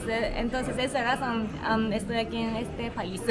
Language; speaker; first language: Spanish; non-native, learner; Japanese